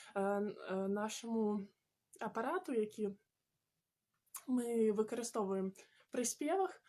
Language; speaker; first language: Belarusian; non-native, local second language; Russian